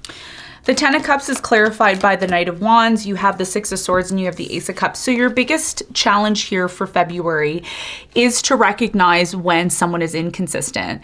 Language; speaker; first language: English; native; English